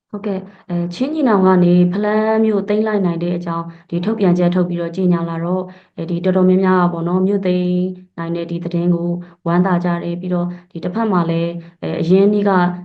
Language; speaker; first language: Burmese; native; Burmese